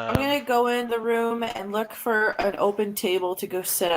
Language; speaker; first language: English; native; English